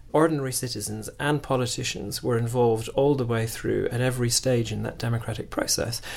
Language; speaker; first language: English; native; English